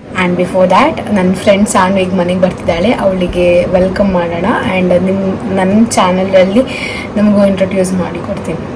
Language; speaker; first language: Kannada; non-native, local second language; Tulu